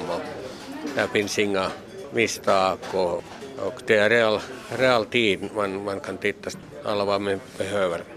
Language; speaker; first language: Swedish; non-native, local second language; Finnish